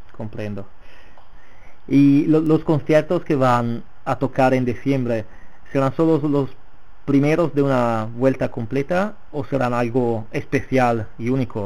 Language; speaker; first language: Spanish; non-native, fluent; Italian